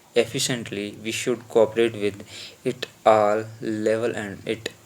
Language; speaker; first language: English; non-native, local second language; Punjabi